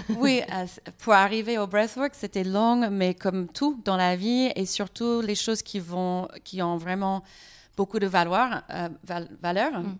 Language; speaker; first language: French; non-native, fluent; English